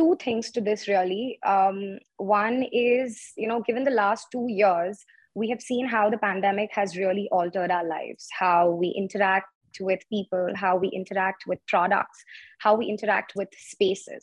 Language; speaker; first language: English; non-native, local second language; Tamil